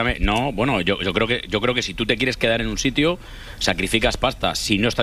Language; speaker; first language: Spanish; native; Spanish